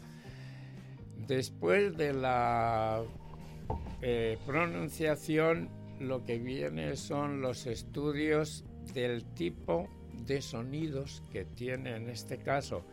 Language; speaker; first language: Spanish; native; Spanish